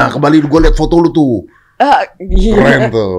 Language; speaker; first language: Indonesian; native; Indonesian